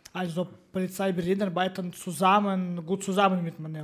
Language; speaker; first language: German; non-native, learner; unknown